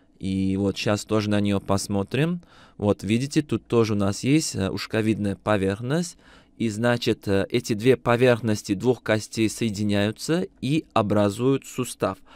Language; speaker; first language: Russian; non-native, local second language; Uzbek